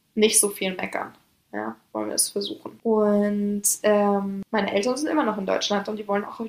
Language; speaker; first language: German; early bilingual, other home language; French